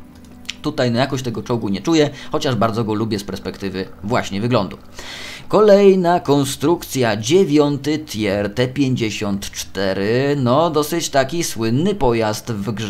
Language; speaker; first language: Polish; native; Polish